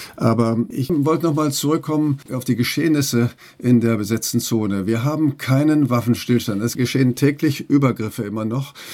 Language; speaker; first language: German; native; German